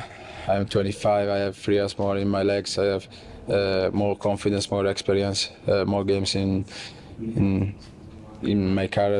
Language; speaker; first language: English; non-native, fluent; Italian